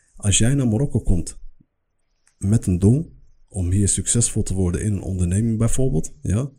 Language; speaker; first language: Dutch; early bilingual, other home language; Arabic